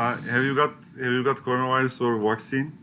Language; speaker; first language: English; non-native, learner; Turkish